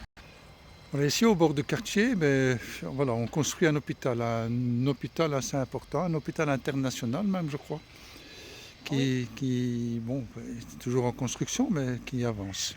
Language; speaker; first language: French; native; French